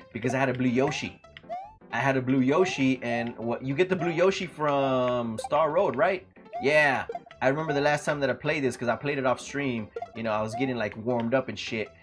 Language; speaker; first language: English; early bilingual, other home language; Spanish